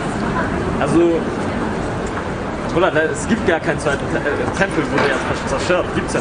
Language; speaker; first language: German; early bilingual, other home language; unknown